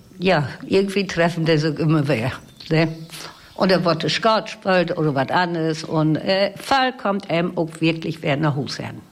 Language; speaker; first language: German; native; German